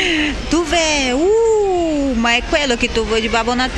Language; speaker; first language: Italian; non-native, learner; Portuguese